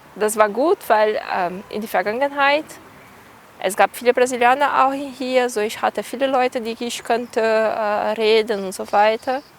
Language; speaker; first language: German; non-native, learner; Portuguese